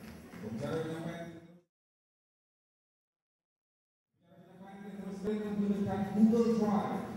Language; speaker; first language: Malay; native; Malay